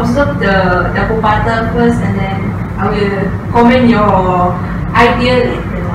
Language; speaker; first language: English; non-native, local second language; Malay